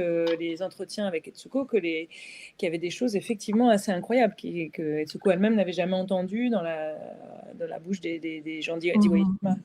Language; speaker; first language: French; native; French